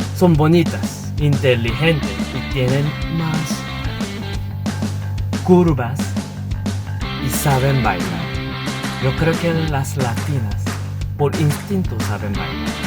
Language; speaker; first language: Spanish; non-native, learner; Korean